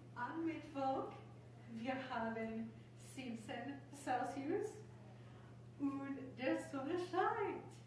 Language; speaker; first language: German; non-native, learner; English